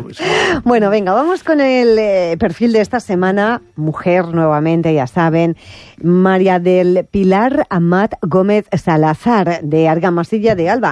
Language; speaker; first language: Spanish; native; Spanish